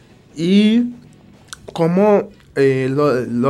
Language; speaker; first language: Spanish; non-native, fluent; Haitian Creole